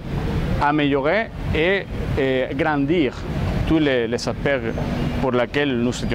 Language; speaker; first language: French; non-native, learner; Spanish